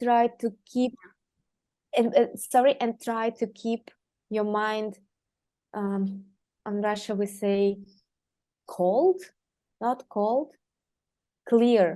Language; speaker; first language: English; non-native, fluent; Russian